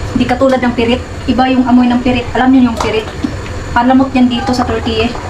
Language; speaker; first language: Filipino; non-native, local second language; Cebuano